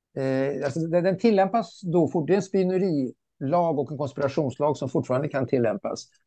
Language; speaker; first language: Swedish; early bilingual, other home language; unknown